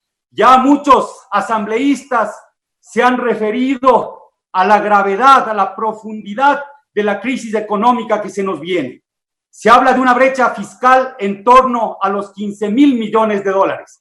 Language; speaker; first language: Spanish; native; Spanish